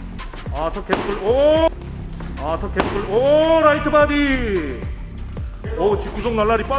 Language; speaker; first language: Korean; native; Korean